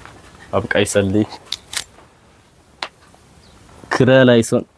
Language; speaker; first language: Arabic; non-native, learner; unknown